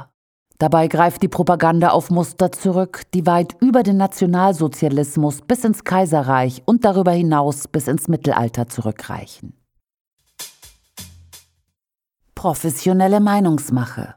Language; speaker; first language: German; native; German